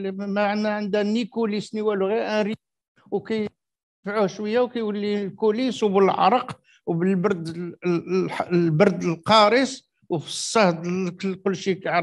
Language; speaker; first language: Arabic; native; Arabic